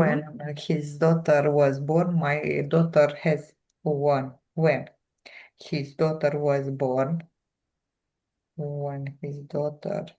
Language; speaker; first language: English; non-native, learner; Romanian